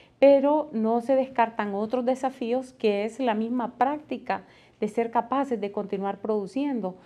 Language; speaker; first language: Spanish; native; Spanish